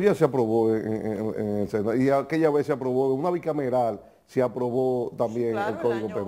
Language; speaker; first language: Spanish; native; Spanish